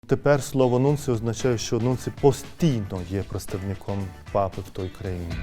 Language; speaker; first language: Ukrainian; non-native, fluent; Lithuanian